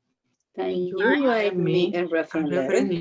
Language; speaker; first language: English; non-native, learner; Spanish